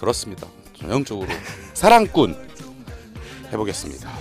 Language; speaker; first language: Korean; native; Korean